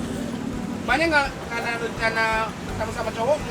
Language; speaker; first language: Indonesian; non-native, fluent; Japanese